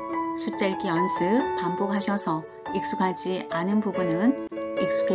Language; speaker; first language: Korean; native; Korean